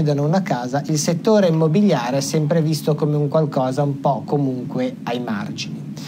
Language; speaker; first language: Italian; native; Italian